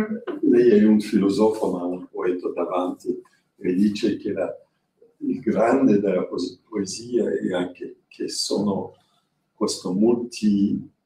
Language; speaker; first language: Italian; non-native, learner; French